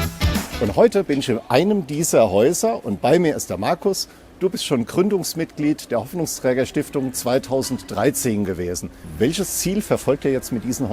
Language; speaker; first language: German; native; German